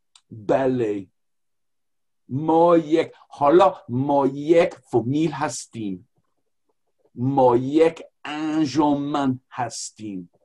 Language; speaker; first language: Persian; non-native, learner; English